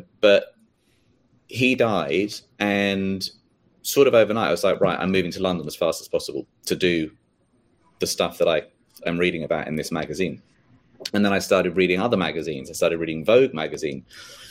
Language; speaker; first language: English; native; English